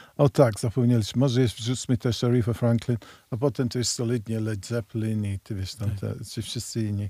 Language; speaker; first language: Polish; early bilingual, heritage; Polish